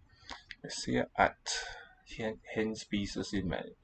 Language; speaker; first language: Danish; non-native, learner; English